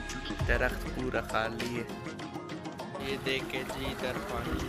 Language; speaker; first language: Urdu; non-native, local second language; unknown